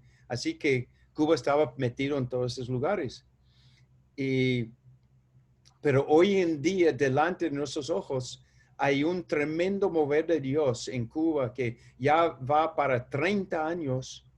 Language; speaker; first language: Spanish; non-native, fluent; English